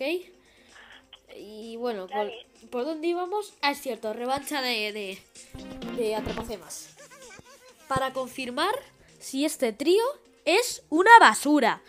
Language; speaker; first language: Spanish; native; Spanish